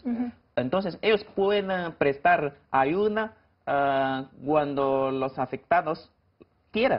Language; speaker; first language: Spanish; non-native, fluent; Chinese